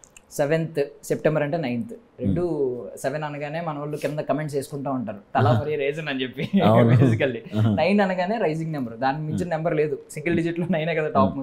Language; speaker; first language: Telugu; native; Telugu